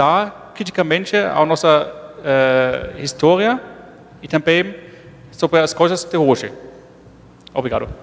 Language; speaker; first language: Portuguese; non-native, fluent; German